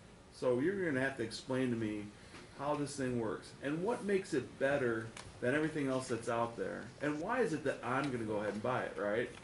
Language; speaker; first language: English; native; English